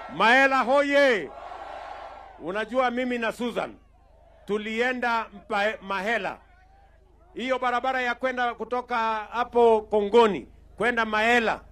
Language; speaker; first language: Swahili; non-native, local second language; Kalenjin